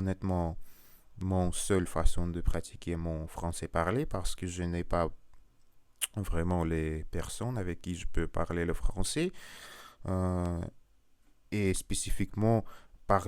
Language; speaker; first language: French; non-native, learner; Russian